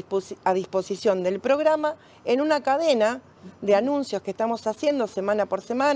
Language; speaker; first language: Spanish; native; Spanish